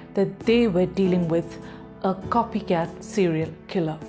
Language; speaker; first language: English; non-native, local second language; Malayalam